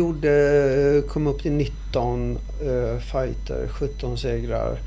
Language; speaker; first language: Swedish; early bilingual, other home language; Arabic